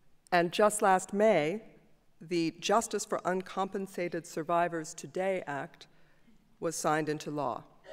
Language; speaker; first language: English; native; English